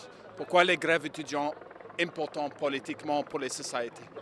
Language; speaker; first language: French; non-native, learner; English